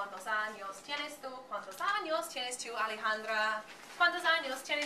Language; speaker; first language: Spanish; non-native, fluent; English